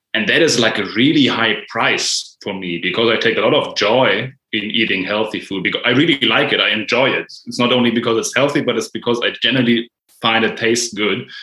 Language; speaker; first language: English; non-native, fluent; German